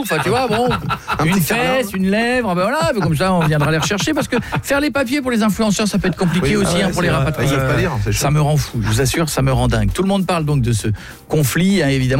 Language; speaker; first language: French; native; French